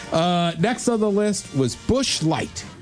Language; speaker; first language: English; native; English